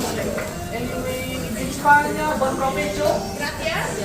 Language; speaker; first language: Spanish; non-native, learner; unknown